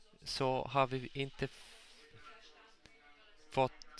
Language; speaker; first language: Swedish; non-native, local second language; Finnish